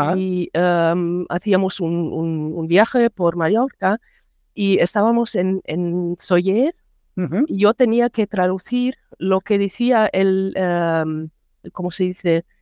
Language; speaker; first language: Spanish; non-native, learner; German